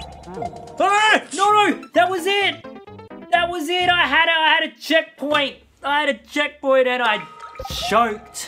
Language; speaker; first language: English; native; English